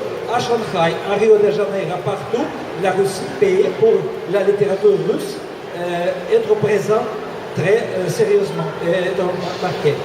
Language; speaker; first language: French; non-native, fluent; Russian